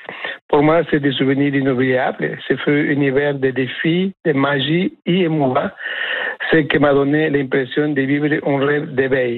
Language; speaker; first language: French; non-native, fluent; Spanish